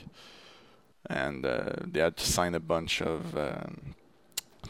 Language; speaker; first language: English; non-native, fluent; French